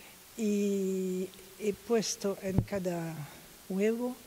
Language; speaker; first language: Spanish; non-native, learner; French